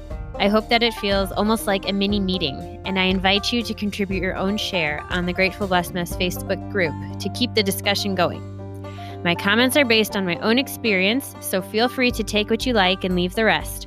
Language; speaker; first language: English; native; English